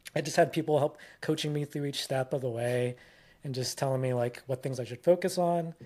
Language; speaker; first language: English; early bilingual, other home language; Filipino